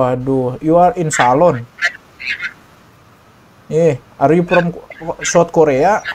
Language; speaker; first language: English; non-native, learner; Indonesian